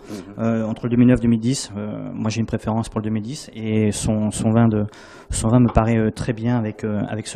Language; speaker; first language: French; native; French